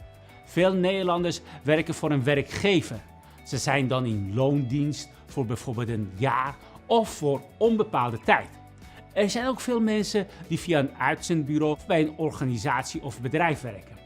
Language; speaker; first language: Dutch; non-native, fluent; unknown